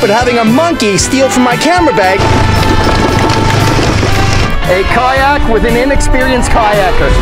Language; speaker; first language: English; native; English